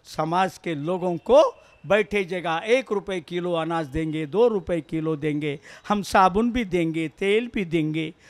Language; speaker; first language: Hindi; non-native, local second language; Kannada